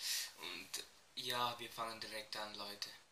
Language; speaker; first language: German; early bilingual, other home language; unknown